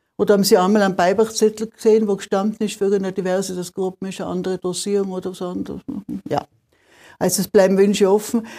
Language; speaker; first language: German; native; German